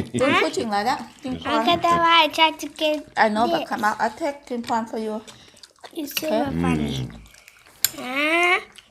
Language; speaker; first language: English; non-native, learner; Thai